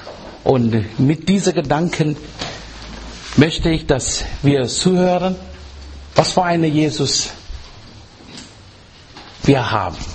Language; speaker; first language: German; non-native, fluent; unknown